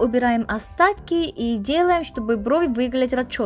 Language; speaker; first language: Russian; non-native, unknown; Korean